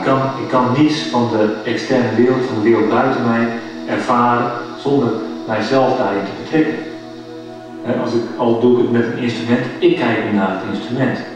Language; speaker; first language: Dutch; native; Dutch